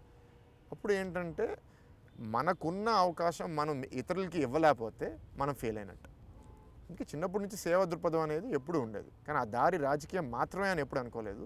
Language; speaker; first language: Telugu; native; Telugu